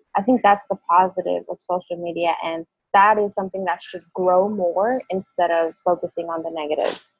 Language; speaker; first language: English; early bilingual, other home language; Spanish